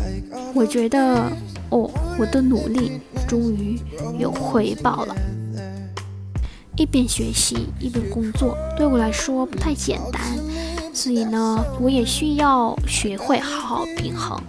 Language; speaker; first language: Chinese; non-native, fluent; Vietnamese